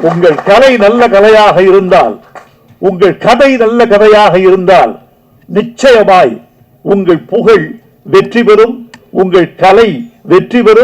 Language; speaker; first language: Tamil; native; Tamil